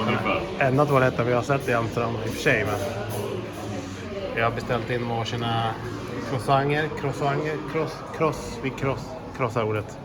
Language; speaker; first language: Swedish; native; Swedish